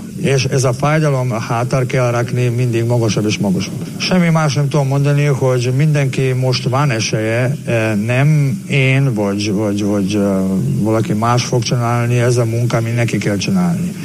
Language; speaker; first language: Hungarian; non-native, fluent; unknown